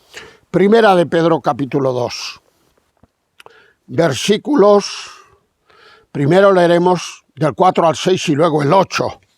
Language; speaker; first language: Spanish; native; Spanish